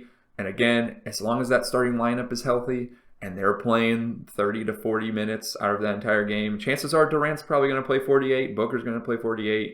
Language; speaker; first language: English; native; English